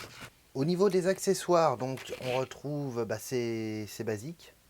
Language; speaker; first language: French; native; French